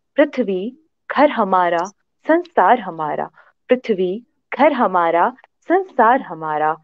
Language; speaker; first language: Hindi; native; Hindi